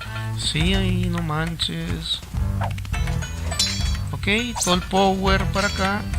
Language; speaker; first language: Spanish; native; Spanish